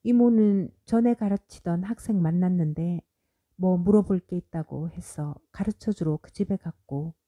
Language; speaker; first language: Korean; native; Korean